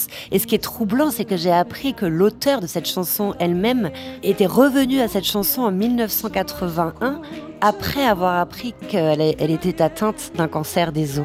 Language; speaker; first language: French; native; French